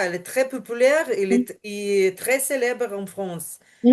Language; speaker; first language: French; non-native, learner; Ukrainian